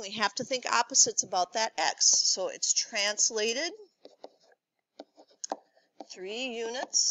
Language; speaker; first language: English; native; English